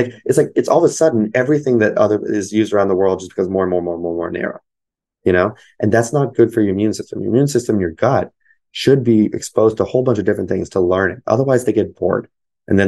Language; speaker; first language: English; native; English